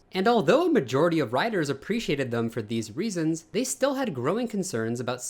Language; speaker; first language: English; native; English